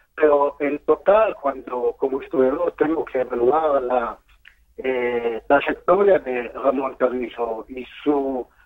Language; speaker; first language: Spanish; non-native, fluent; Hebrew